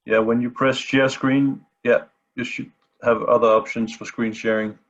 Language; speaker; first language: English; non-native, fluent; Danish